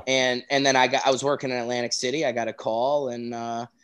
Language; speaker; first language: English; native; English